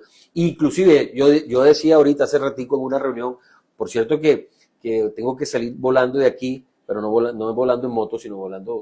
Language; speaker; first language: Spanish; native; Spanish